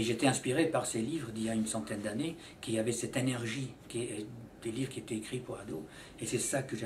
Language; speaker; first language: French; native; French